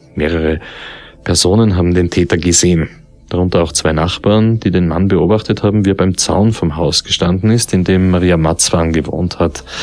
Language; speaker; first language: German; native; German